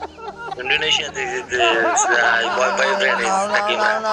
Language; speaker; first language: English; non-native, learner; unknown